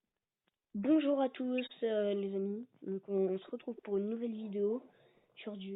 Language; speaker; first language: French; native; French